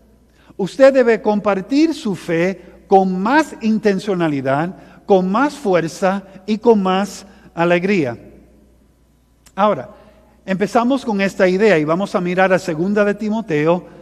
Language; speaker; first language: Spanish; early bilingual, heritage; Spanish